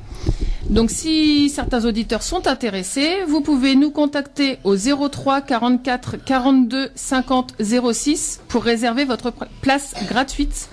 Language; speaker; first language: French; native; French